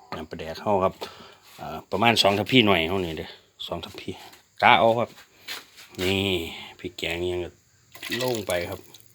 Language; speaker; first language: Thai; native; Thai